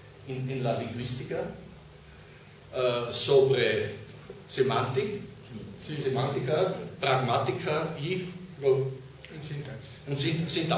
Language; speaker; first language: Spanish; non-native, fluent; German